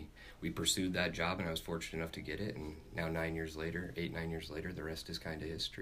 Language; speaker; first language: English; native; English